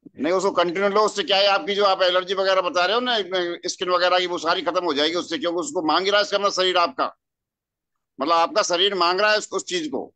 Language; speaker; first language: Hindi; native; Hindi